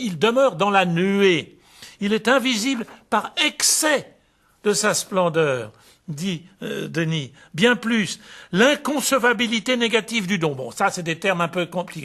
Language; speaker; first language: French; native; French